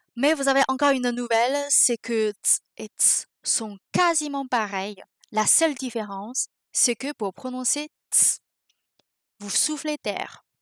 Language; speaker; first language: French; non-native, fluent; Chinese